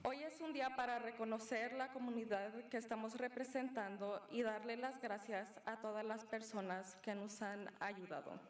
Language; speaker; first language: Spanish; early bilingual, other home language; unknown